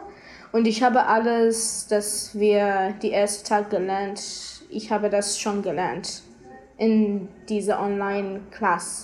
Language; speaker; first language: German; non-native, learner; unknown